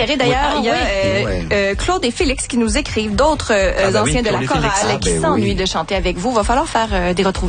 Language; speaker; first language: French; native; French